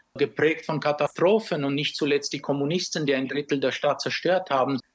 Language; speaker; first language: German; early bilingual, other home language; Romanian